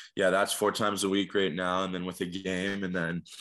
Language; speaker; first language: English; native; English